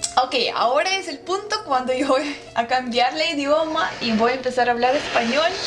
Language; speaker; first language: Spanish; non-native, fluent; Russian